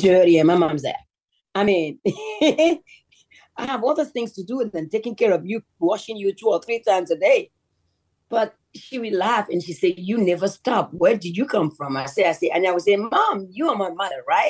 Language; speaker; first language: English; non-native, fluent; Yoruba